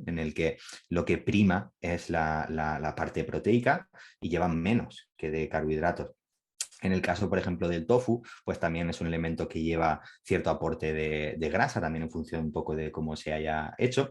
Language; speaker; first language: Spanish; native; Spanish